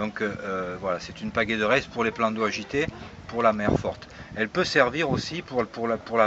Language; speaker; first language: French; native; French